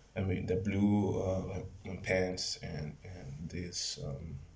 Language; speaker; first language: English; non-native, fluent; Spanish